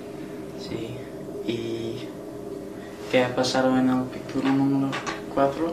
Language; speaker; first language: Spanish; non-native, learner; English